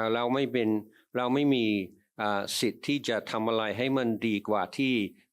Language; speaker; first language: Thai; non-native, fluent; English